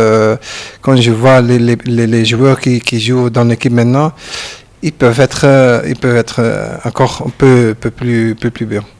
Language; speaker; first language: French; non-native, learner; Dutch